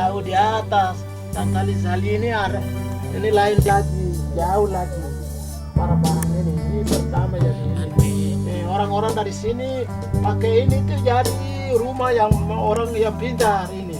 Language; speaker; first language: Indonesian; non-native, local second language; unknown